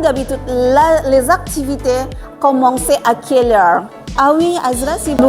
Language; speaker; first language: French; non-native, learner; Indonesian